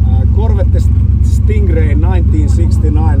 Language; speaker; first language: English; non-native, learner; Finnish